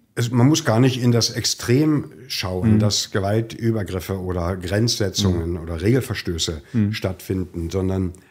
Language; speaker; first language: German; native; German